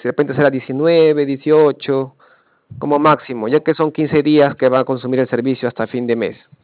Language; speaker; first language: Spanish; native; Spanish